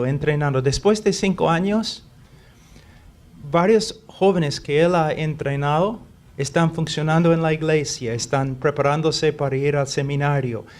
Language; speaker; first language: Spanish; non-native, fluent; English